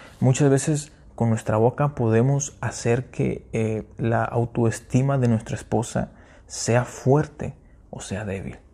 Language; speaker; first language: Spanish; early bilingual, heritage; Spanish